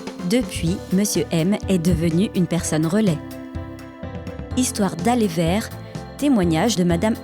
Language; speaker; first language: French; native; French